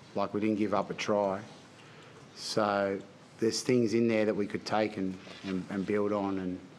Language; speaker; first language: English; native; English